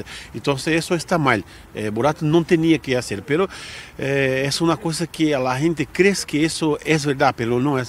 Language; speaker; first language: Spanish; non-native, fluent; Portuguese